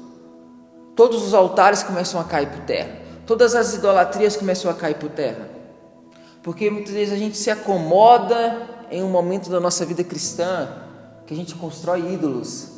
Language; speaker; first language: Portuguese; native; Portuguese